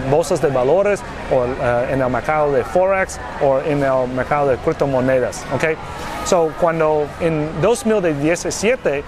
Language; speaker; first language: Spanish; non-native, learner; English